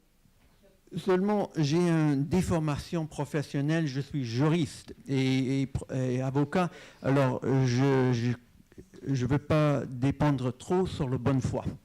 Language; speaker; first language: French; non-native, fluent; English